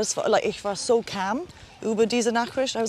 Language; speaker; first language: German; non-native, learner; English